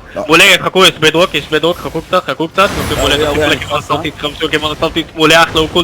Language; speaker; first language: Hebrew; native; Hebrew